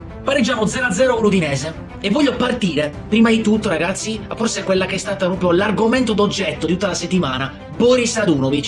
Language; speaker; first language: Italian; native; Italian